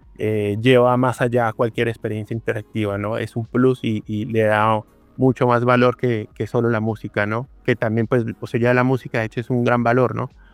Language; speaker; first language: Spanish; native; Spanish